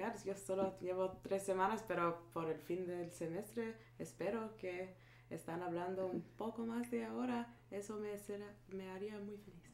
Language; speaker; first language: Spanish; non-native, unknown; English